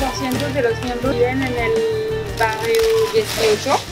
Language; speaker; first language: Spanish; non-native, fluent; French